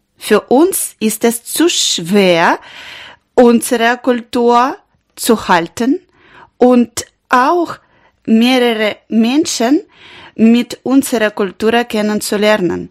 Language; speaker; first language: German; non-native, learner; Ukrainian